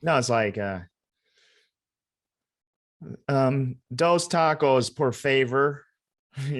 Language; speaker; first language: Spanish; non-native, learner; English